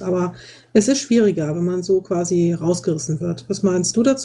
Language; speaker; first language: German; native; German